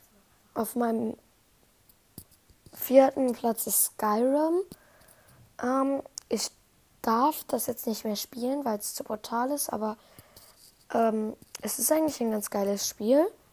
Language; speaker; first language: German; native; German